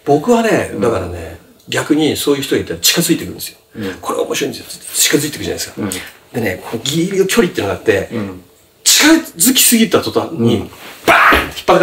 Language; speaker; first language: Japanese; native; Japanese